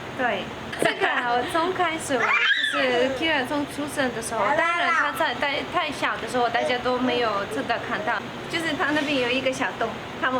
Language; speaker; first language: Chinese; non-native, learner; Russian